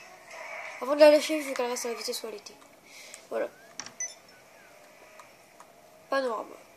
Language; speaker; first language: French; native; French